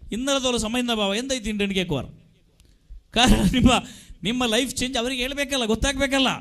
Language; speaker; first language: Kannada; native; Kannada